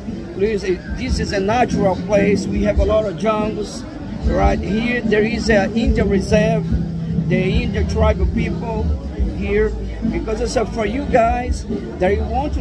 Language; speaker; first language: English; non-native, learner; Portuguese